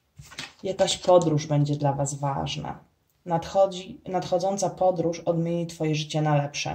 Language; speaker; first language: Polish; native; Polish